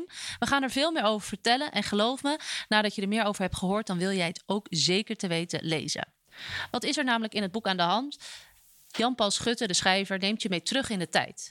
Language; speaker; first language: Dutch; native; Dutch